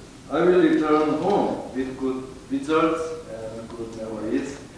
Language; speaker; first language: English; non-native, learner; Korean